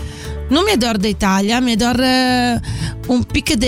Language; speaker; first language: Romanian; non-native, fluent; Italian